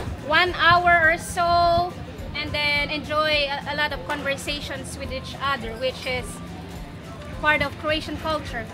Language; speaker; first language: English; non-native, local second language; Filipino